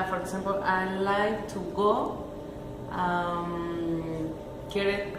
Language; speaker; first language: English; non-native, learner; Spanish